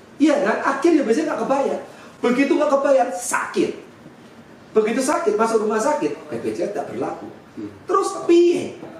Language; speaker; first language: Indonesian; native; Indonesian